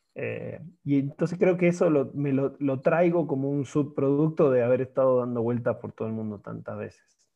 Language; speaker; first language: Spanish; native; Spanish